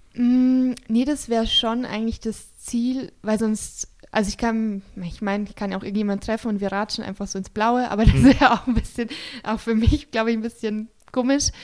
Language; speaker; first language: German; native; German